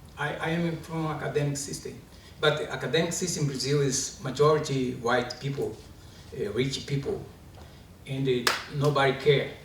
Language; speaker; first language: English; non-native, learner; Portuguese